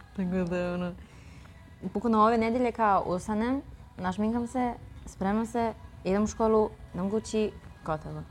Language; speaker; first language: Serbian; non-native, fluent; Chinese